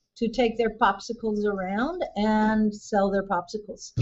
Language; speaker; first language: English; early bilingual, other home language; Spanish